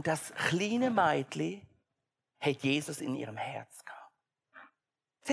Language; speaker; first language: German; native; German